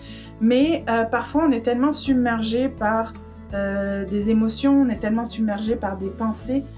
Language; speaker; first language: French; native; French